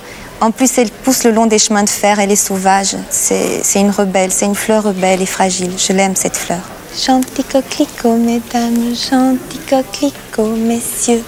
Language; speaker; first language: French; native; French